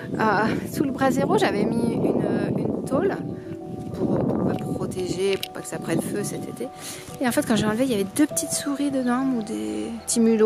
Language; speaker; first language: French; native; French